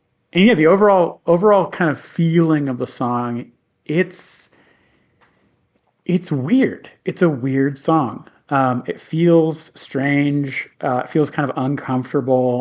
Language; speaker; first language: English; native; English